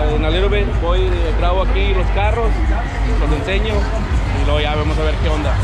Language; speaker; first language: Spanish; native; Spanish